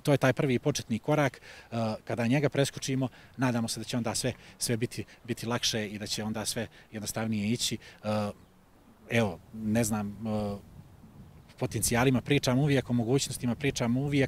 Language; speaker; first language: Croatian; native; Croatian